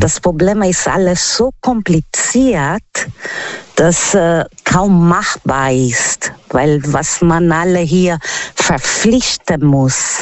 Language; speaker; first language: German; non-native, learner; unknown